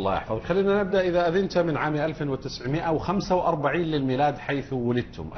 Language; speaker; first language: Arabic; native; Arabic